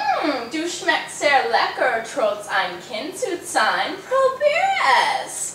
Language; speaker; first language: German; non-native, learner; English